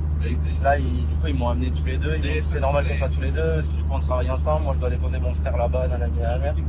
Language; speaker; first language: French; native; French